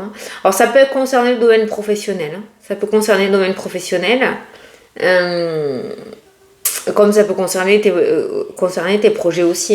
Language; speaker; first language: French; native; French